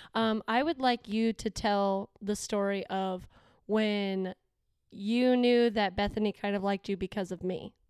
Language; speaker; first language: English; native; English